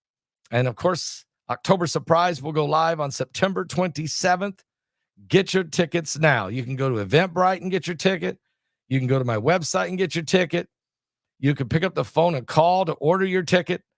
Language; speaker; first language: English; native; English